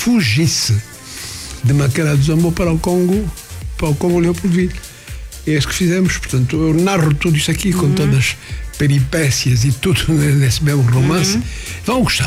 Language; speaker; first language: Portuguese; non-native, local second language; Kongo